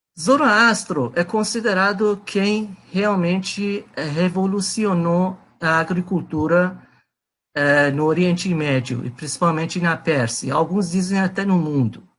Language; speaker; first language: Portuguese; non-native, fluent; Persian